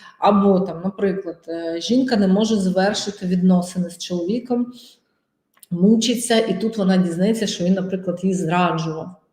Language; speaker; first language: Ukrainian; non-native, local second language; Russian